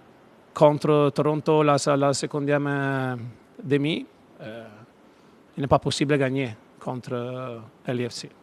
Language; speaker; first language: French; non-native, fluent; Italian